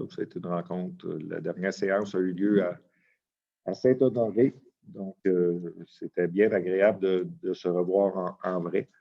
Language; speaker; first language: French; native; French